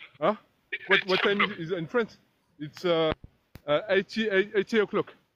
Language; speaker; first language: English; non-native, learner; French